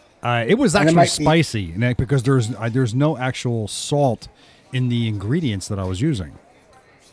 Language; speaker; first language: English; native; English